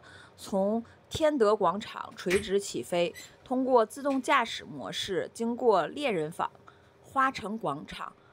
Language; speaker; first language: Chinese; native; Chinese